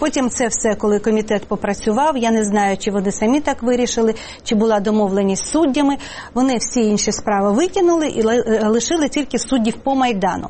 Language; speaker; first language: Ukrainian; native; Ukrainian